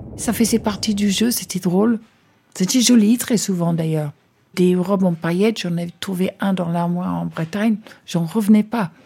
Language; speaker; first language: French; non-native, fluent; English